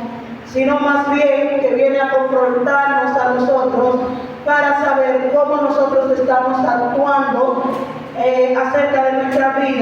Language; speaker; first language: Spanish; native; Spanish